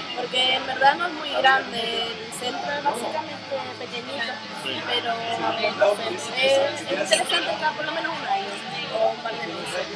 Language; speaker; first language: Spanish; early bilingual, other home language; German